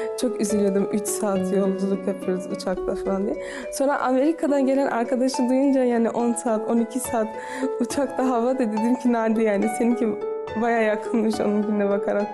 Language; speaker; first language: Turkish; early bilingual, heritage; Turkish